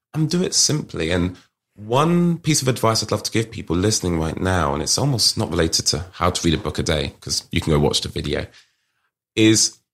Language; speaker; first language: English; native; English